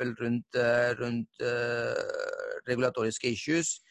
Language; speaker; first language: Norwegian; non-native, fluent; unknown